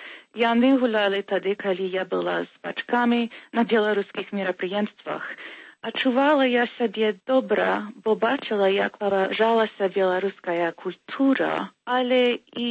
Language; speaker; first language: Belarusian; early bilingual, heritage; Belarusian